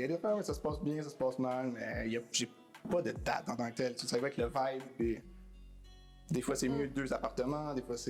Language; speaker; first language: French; native; French